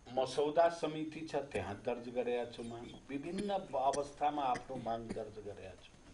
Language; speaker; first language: Nepali; non-native, local second language; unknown